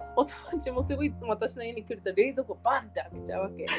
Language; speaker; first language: Japanese; early bilingual, heritage; Japanese